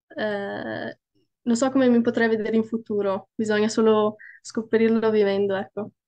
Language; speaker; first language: Italian; native; Italian